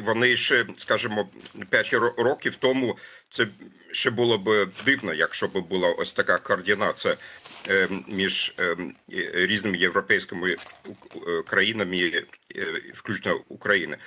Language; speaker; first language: Ukrainian; non-native, fluent; German